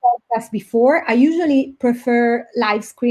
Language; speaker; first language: English; non-native, fluent; Italian